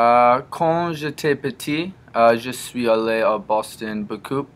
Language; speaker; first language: French; non-native, learner; English